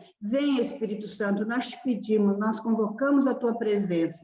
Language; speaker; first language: Portuguese; native; Portuguese